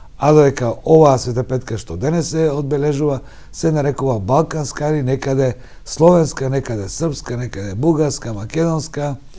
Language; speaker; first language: Macedonian; native; Macedonian